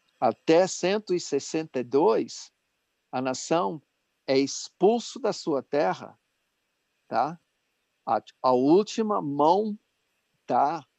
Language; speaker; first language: Portuguese; non-native, fluent; English